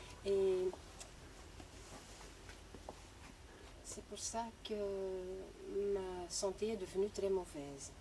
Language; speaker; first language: French; non-native, local second language; Dutch